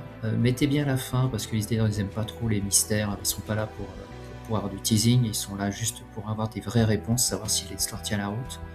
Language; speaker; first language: French; native; French